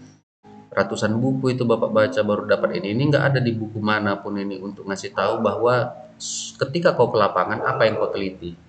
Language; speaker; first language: Indonesian; native; Indonesian